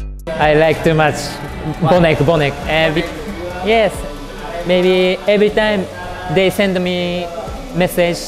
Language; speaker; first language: English; non-native, learner; Japanese